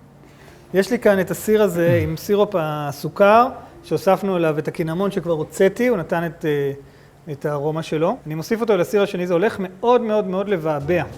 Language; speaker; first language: Hebrew; native; Hebrew